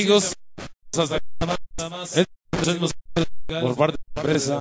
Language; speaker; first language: Spanish; native; Spanish